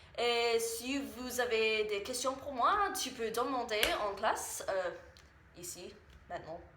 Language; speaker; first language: French; non-native, learner; English